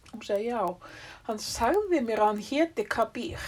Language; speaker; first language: Icelandic; early bilingual, other home language; French